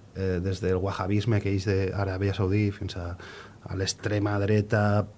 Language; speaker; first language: Catalan; native; Catalan